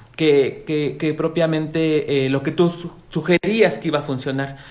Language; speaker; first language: Spanish; native; Spanish